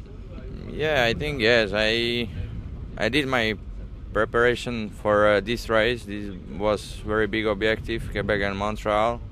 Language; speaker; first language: English; non-native, learner; Slovak